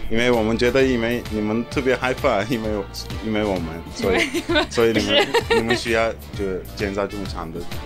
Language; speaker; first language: Chinese; non-native, learner; Turkish